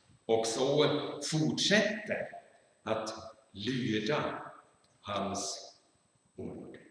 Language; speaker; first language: Swedish; non-native, fluent; German